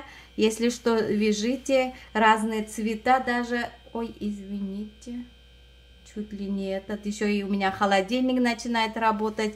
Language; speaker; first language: Russian; non-native, fluent; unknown